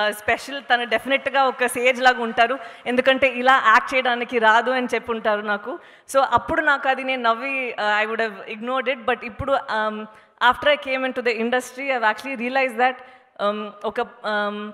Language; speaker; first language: Telugu; non-native, fluent; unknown